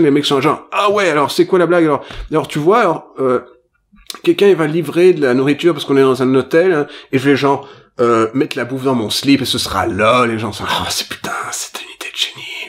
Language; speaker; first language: French; native; French